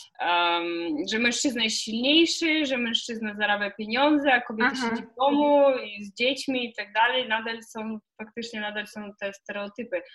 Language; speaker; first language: Polish; non-native, fluent; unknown